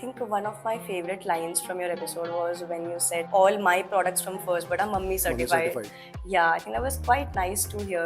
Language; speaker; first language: English; non-native, local second language; Hindi